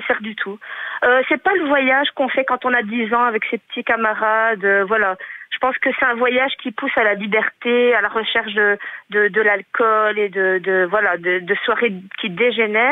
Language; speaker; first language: French; native; French